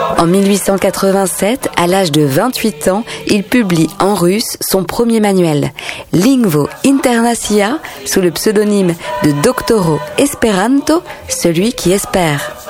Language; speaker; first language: French; native; French